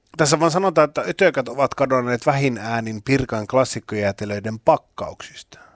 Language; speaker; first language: Finnish; native; Finnish